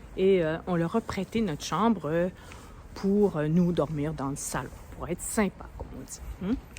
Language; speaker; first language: French; native; French